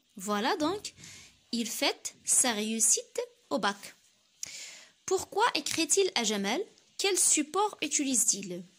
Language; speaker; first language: French; non-native, local second language; Arabic